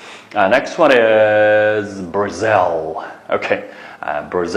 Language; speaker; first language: English; non-native, fluent; Uyghur